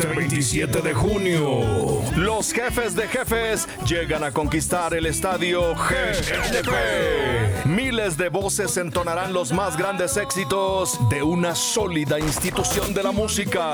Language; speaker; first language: Spanish; native; Spanish